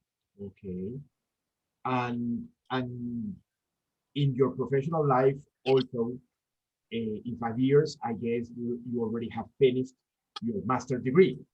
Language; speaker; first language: English; non-native, fluent; Spanish